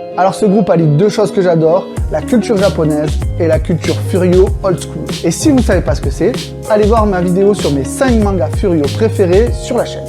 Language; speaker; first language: French; native; French